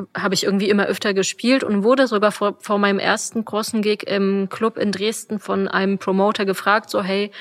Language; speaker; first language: German; non-native, fluent; Polish